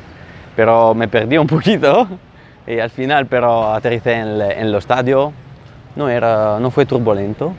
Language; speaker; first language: Spanish; non-native, learner; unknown